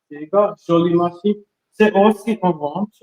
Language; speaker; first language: French; non-native, learner; German